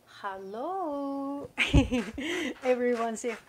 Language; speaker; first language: English; non-native, fluent; Chinese